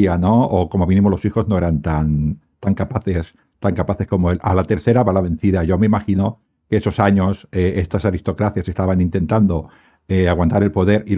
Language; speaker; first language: Spanish; native; Spanish